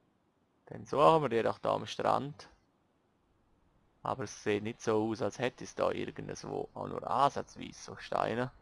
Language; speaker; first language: German; native; German